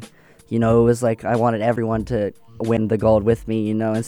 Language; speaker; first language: English; native; English